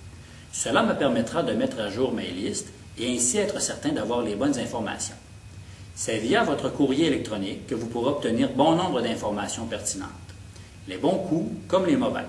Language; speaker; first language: French; native; French